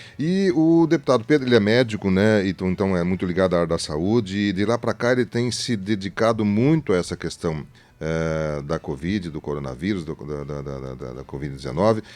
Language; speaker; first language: Portuguese; native; Portuguese